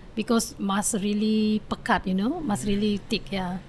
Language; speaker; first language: English; non-native, learner; Indonesian